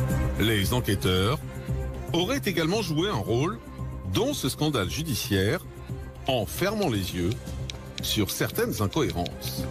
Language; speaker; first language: French; native; French